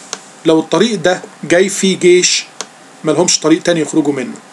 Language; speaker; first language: Arabic; native; Arabic